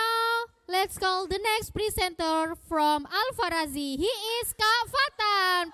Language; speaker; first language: English; non-native, fluent; Indonesian